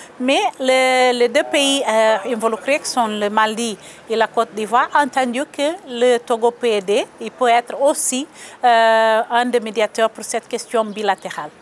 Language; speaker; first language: French; non-native, fluent; Portuguese